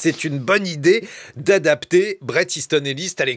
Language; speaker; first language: French; native; French